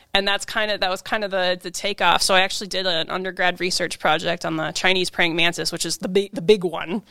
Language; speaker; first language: English; native; English